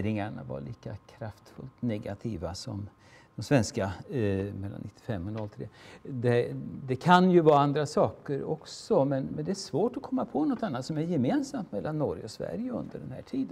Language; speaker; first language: Swedish; native; Swedish